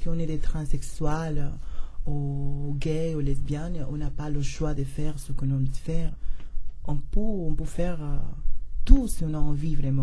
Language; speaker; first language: French; non-native, learner; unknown